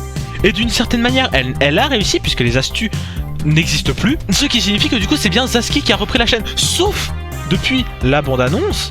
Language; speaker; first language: French; native; French